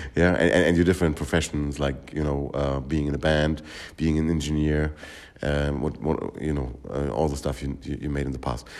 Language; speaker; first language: English; non-native, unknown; German